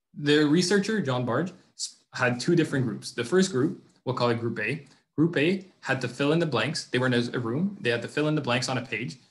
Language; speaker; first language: English; non-native, fluent; French